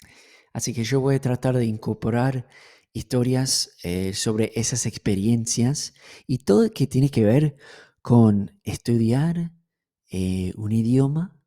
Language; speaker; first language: Spanish; non-native, fluent; English